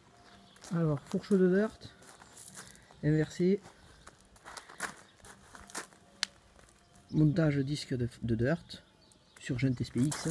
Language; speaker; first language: French; native; French